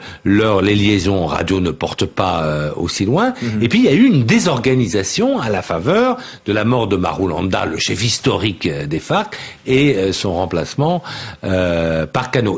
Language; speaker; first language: French; native; French